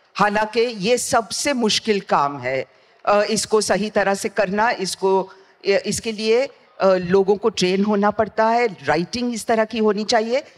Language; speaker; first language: Hindi; non-native, local second language; Gujarati